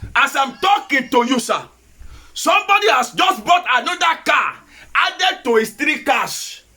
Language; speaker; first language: English; non-native, local second language; Yoruba